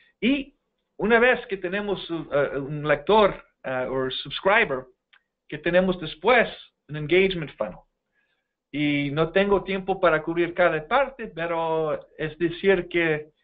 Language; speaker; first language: Spanish; non-native, fluent; English